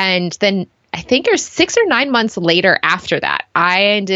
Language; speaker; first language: English; native; English